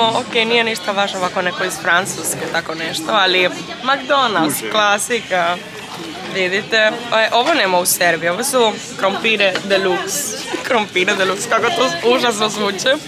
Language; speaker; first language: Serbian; early bilingual, heritage; Serbian